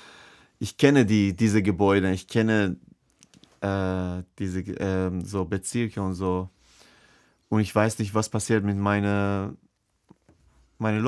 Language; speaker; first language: German; non-native, learner; Persian